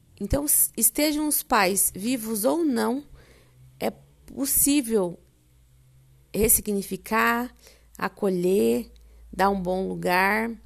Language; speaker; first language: Portuguese; native; Portuguese